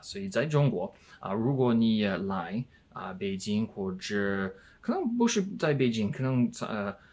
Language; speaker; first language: Chinese; non-native, learner; English